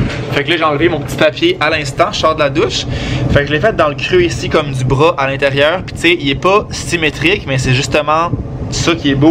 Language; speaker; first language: French; native; French